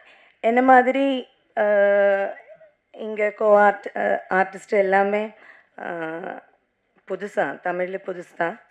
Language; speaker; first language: Tamil; non-native, learner; Malayalam